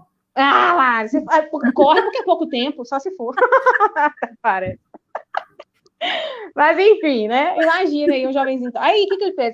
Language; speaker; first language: Portuguese; native; Portuguese